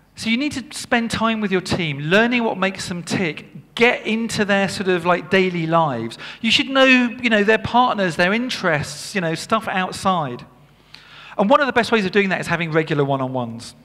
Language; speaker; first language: English; native; English